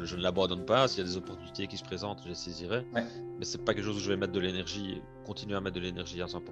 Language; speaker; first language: French; native; French